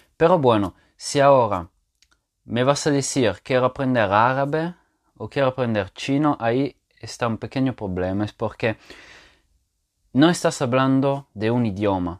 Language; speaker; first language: Spanish; non-native, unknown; French